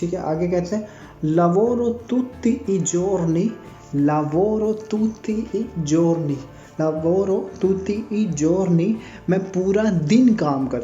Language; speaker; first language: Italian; non-native, fluent; Urdu